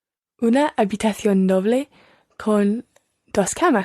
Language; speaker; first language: Spanish; non-native, learner; English